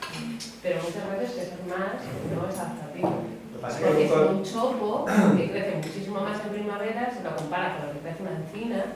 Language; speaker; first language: Spanish; native; Spanish